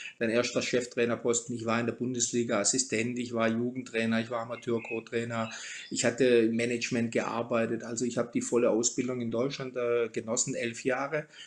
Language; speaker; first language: German; early bilingual, other home language; Croatian